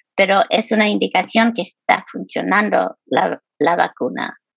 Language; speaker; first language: Spanish; early bilingual, heritage; Spanish